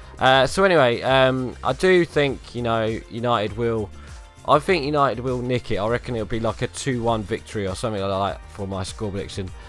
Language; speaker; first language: English; native; English